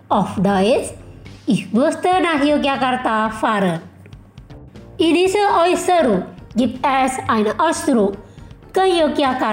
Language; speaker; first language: German; non-native, learner; Indonesian